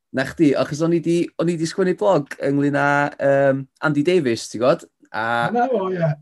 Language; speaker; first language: Welsh; native; Welsh